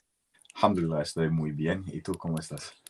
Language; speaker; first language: Spanish; non-native, learner; English